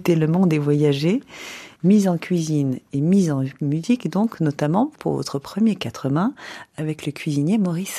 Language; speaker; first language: French; native; French